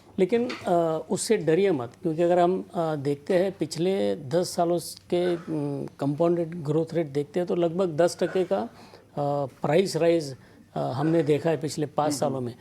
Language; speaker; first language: Hindi; non-native, local second language; Gujarati